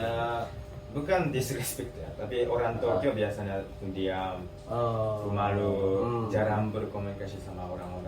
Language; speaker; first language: Indonesian; non-native, learner; Japanese